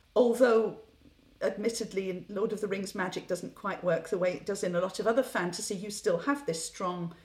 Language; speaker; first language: English; native; English